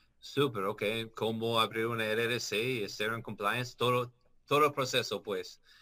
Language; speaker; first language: Spanish; non-native, learner; English